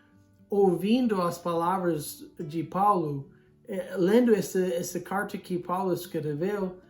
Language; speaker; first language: Portuguese; non-native, fluent; English